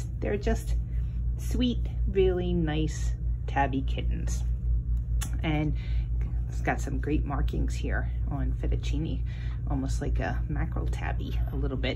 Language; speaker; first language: English; native; English